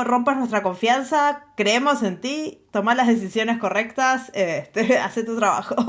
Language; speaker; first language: Spanish; native; Spanish